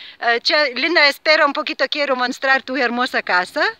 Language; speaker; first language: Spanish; non-native, learner; Lithuanian